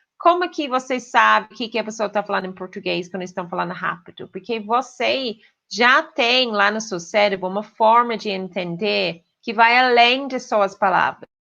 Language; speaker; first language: Portuguese; non-native, fluent; English